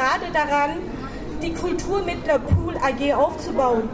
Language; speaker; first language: German; early bilingual, other home language; Turkish